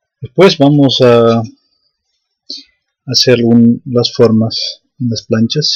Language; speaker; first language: Spanish; non-native, fluent; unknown